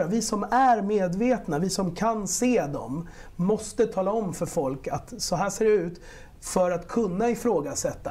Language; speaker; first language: Swedish; early bilingual, other home language; Spanish